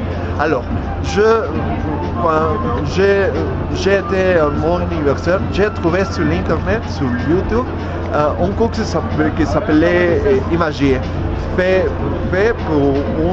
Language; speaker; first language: French; non-native, learner; Spanish